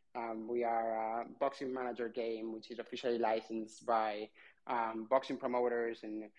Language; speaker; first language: English; non-native, fluent; Spanish